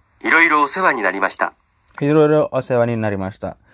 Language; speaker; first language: Japanese; non-native, learner; Indonesian